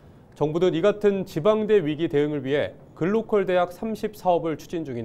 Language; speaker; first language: Korean; native; Korean